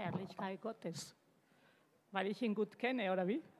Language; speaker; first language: German; non-native, fluent; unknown